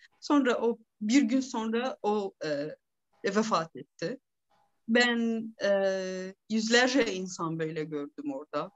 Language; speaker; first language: Turkish; non-native, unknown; Arabic